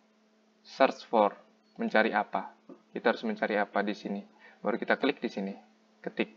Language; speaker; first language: Indonesian; native; Indonesian